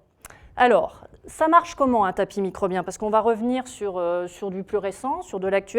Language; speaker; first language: French; native; French